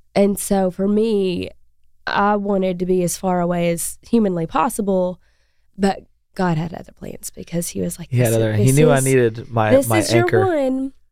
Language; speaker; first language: English; native; English